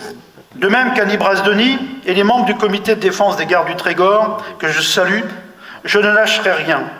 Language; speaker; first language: French; native; French